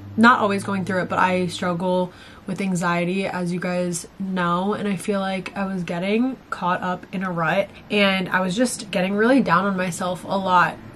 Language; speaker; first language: English; native; English